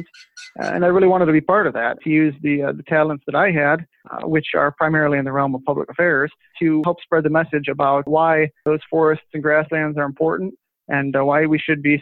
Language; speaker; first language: English; native; English